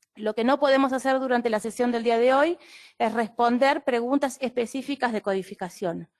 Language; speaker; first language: Spanish; native; Spanish